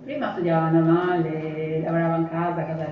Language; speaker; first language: Italian; non-native, learner; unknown